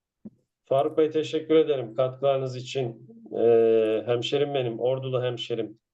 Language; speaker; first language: Turkish; native; Turkish